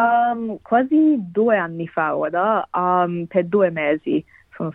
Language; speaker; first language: Italian; non-native, fluent; Bangla